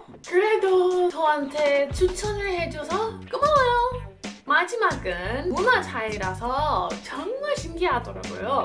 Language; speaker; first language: Korean; non-native, fluent; English